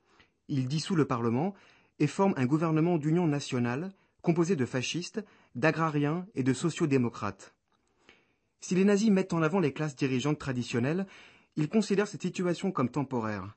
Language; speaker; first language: French; native; French